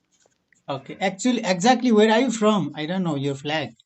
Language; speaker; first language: English; non-native, learner; Nepali